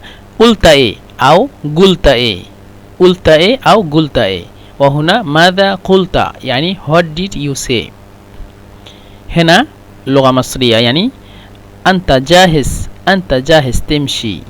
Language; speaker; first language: Arabic; non-native, fluent; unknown